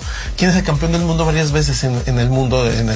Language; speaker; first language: Spanish; native; Spanish